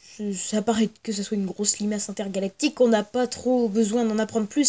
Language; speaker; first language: French; native; French